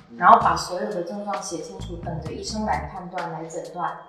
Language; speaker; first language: Chinese; non-native, local second language; Min Nan Chinese